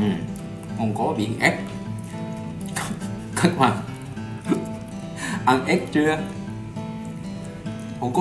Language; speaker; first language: Vietnamese; non-native, learner; Japanese